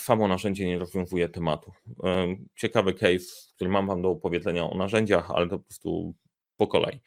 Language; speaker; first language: Polish; native; Polish